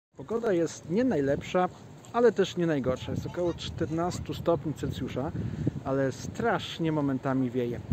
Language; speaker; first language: Polish; native; Polish